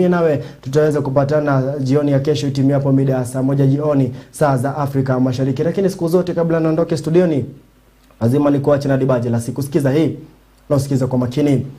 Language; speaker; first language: Swahili; non-native, local second language; Kikuyu